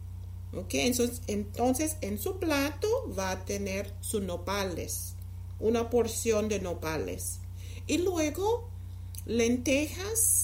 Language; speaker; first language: Spanish; non-native, fluent; English